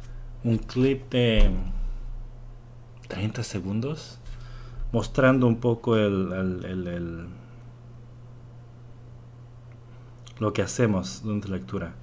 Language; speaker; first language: Spanish; non-native, fluent; Korean